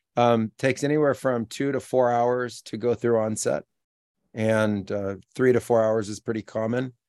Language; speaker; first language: English; native; English